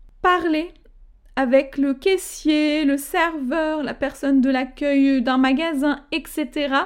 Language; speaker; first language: French; native; French